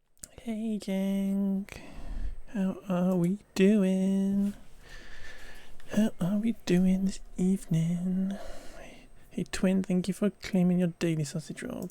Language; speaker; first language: English; native; English